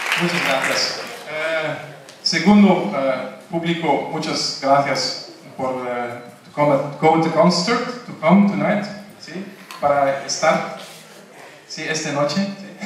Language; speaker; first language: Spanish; non-native, learner; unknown